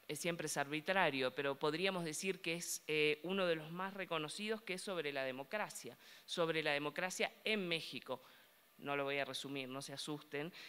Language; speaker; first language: Spanish; native; Spanish